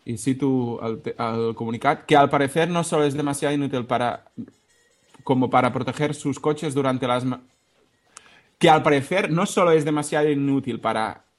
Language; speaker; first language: Spanish; non-native, local second language; Catalan